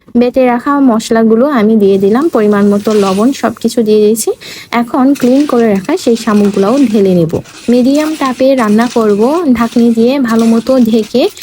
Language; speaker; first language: Bangla; native; Bangla